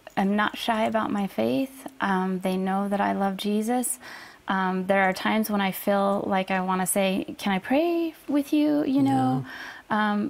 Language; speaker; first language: English; native; English